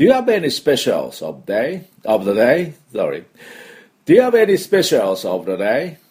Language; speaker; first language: English; non-native, fluent; Japanese